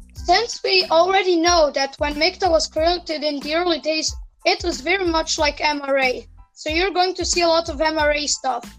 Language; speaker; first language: English; non-native, fluent; Serbian